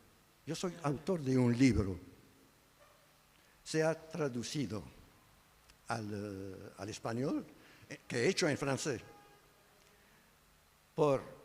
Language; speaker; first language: Spanish; non-native, fluent; Arabic